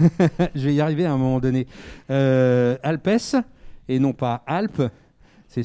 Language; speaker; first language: French; native; French